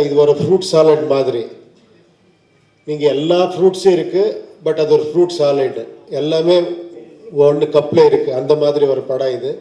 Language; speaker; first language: Tamil; non-native, learner; Kannada